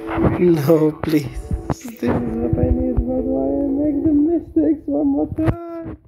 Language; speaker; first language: English; non-native, learner; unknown